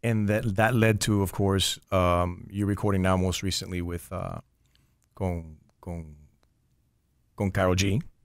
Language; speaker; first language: English; early bilingual, other home language; Spanish